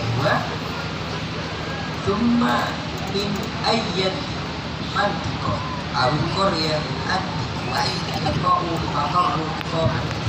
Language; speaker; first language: Arabic; non-native, fluent; Indonesian